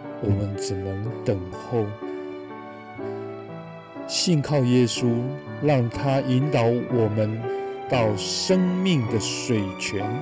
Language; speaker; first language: Chinese; native; Chinese